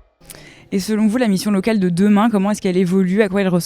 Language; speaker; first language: French; native; French